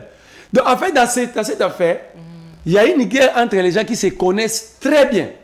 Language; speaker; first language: French; non-native, local second language; Lingala